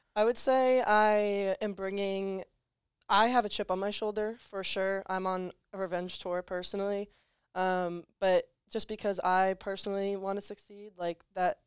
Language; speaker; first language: English; native; English